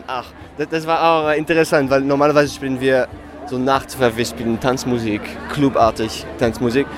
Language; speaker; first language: German; non-native, fluent; French